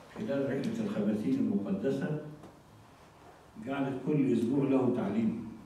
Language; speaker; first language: Arabic; native; Arabic